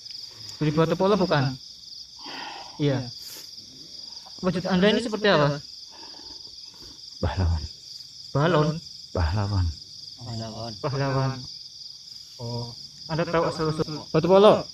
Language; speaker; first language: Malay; non-native, local second language; Javanese